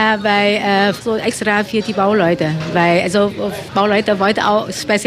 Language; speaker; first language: German; non-native, learner; Vietnamese